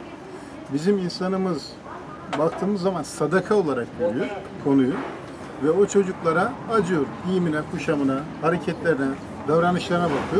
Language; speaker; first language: Turkish; native; Turkish